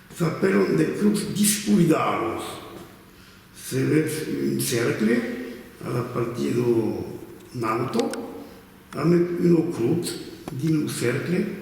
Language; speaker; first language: Occitan; native; Occitan